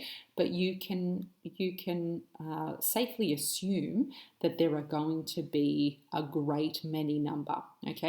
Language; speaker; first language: English; native; English